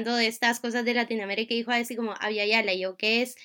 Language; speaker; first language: Spanish; native; Spanish